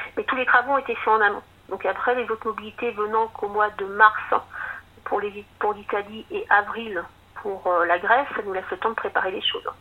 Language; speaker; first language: French; native; French